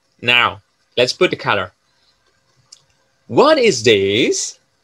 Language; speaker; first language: English; non-native, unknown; Indonesian